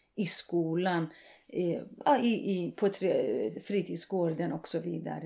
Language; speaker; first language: Swedish; non-native, fluent; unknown